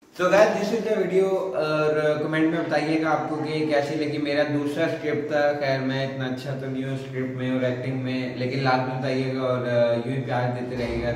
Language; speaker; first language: Urdu; native; Urdu